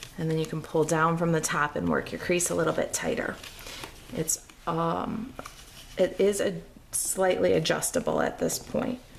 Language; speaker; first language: English; native; English